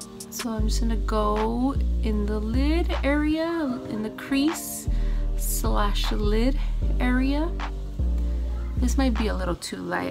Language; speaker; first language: English; early bilingual, other home language; Spanish